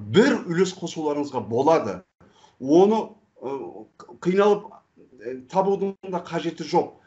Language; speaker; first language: Kazakh; non-native, fluent; Turkish